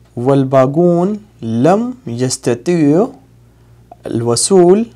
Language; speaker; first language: Arabic; non-native, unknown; Urdu